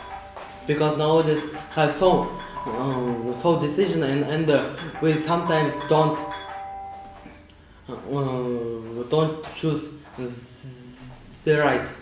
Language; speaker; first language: English; non-native, learner; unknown